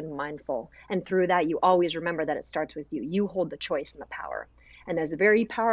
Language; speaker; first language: English; native; English